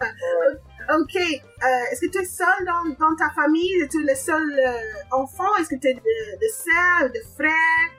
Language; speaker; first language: French; non-native, learner; English